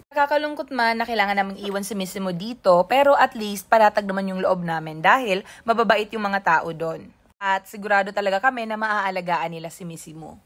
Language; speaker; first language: Filipino; non-native, local second language; Cebuano